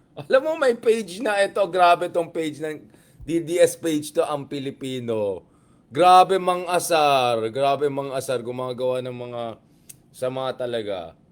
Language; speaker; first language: Filipino; native; Filipino